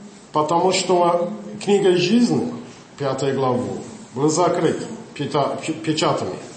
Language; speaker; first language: Russian; non-native, learner; English